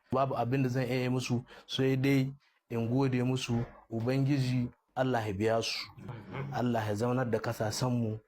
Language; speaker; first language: Hausa; non-native, local second language; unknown